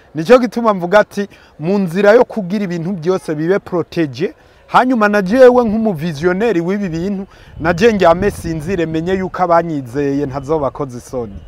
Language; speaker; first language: Rundi; early bilingual, heritage; Rundi